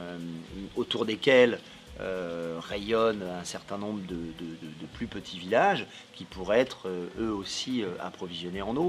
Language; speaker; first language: French; native; French